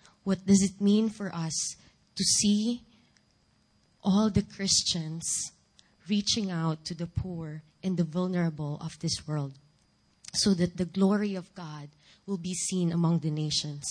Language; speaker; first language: English; non-native, local second language; Filipino